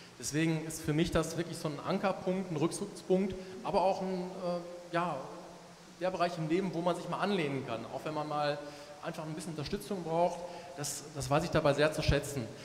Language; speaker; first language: German; native; German